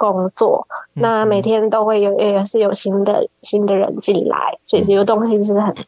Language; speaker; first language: Chinese; native; Chinese